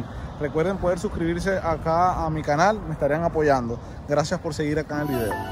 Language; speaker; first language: Spanish; native; Spanish